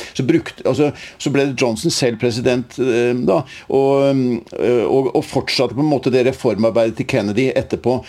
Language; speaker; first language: Norwegian; native; Norwegian